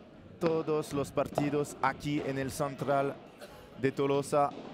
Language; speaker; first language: Spanish; non-native, learner; French